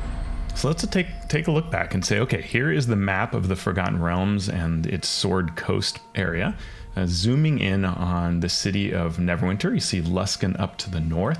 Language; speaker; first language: English; native; English